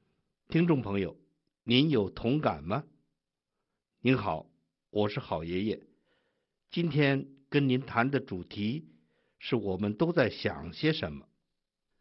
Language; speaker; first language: Chinese; native; Chinese